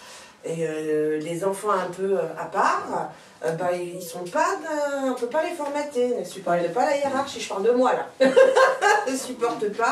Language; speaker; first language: French; native; French